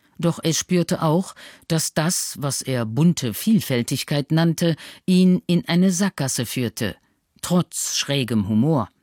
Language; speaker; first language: German; native; German